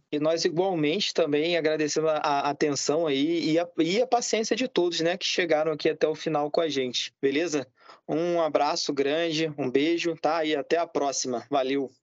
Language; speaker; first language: Portuguese; native; Portuguese